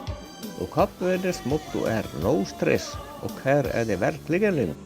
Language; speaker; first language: Swedish; native; Swedish